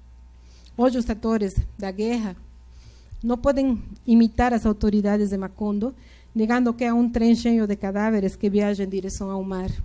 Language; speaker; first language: Portuguese; non-native, fluent; Spanish